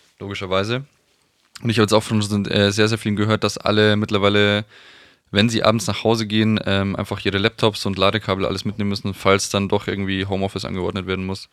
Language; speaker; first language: German; native; German